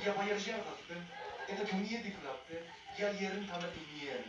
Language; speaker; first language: Russian; non-native, learner; Mongolian